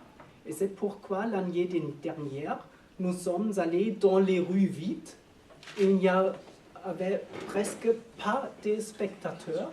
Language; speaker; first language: French; non-native, learner; German